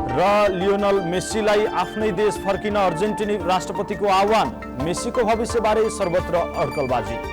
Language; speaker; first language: Nepali; native; Nepali